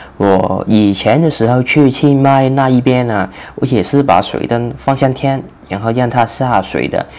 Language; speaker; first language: Chinese; non-native, local second language; Cantonese